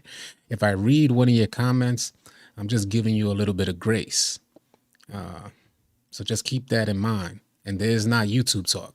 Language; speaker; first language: English; native; English